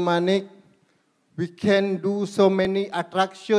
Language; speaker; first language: English; non-native, learner; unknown